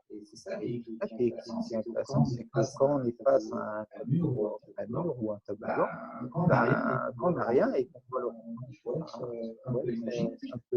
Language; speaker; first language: French; native; French